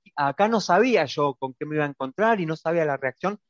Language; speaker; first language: Spanish; native; Spanish